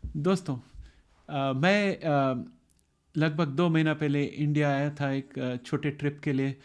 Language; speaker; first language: Hindi; non-native, local second language; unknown